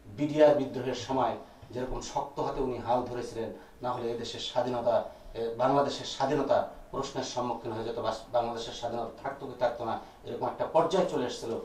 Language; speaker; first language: Bangla; native; Bangla